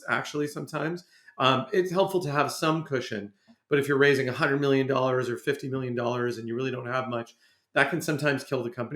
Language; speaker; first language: English; native; English